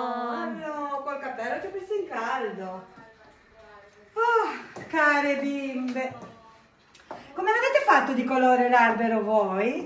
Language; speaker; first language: Italian; native; Italian